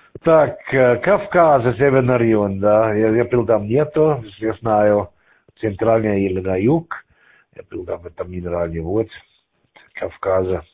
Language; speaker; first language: Russian; non-native, learner; German